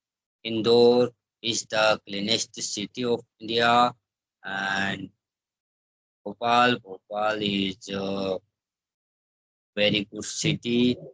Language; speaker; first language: English; non-native, learner; Hindi